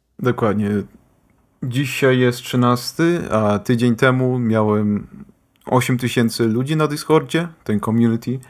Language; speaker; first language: Polish; early bilingual, heritage; Polish